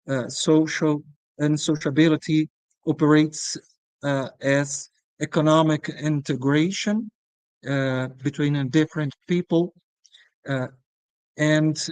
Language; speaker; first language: English; non-native, fluent; Portuguese